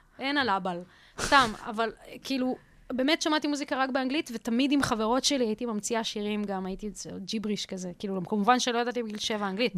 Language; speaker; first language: Hebrew; early bilingual, other home language; Russian